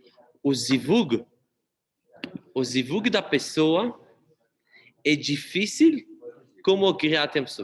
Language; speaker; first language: Portuguese; non-native, fluent; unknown